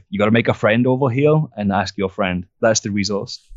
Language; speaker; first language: English; non-native, fluent; French